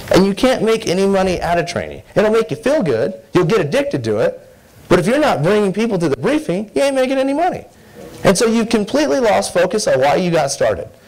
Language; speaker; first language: English; native; English